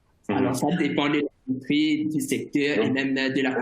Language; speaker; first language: French; non-native, fluent; Morisyen